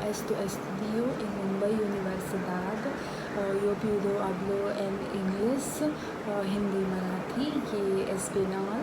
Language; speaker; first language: Spanish; non-native, learner; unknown